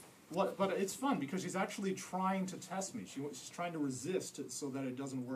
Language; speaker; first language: English; native; English